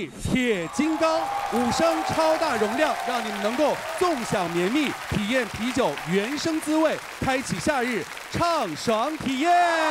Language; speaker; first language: Chinese; native; Chinese